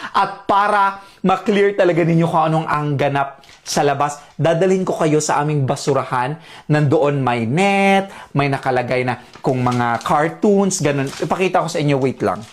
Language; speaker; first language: Filipino; native; Filipino